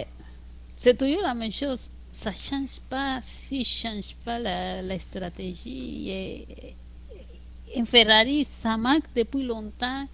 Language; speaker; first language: French; non-native, fluent; Spanish